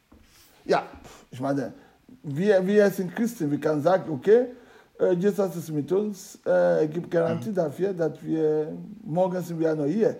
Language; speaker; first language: German; non-native, learner; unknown